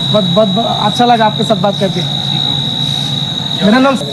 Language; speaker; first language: Hindi; non-native, learner; Bangla